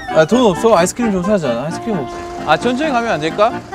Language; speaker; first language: Korean; non-native, fluent; French